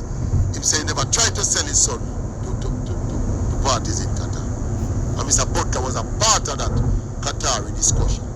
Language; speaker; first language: English; non-native, local second language; Jamaican Creole English